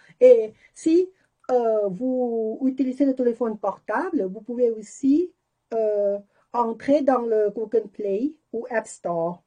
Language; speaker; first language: French; non-native, learner; Thai